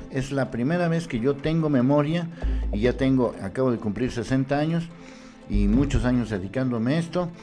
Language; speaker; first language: Spanish; native; Spanish